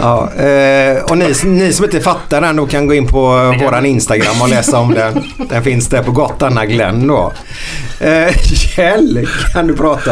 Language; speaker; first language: Swedish; native; Swedish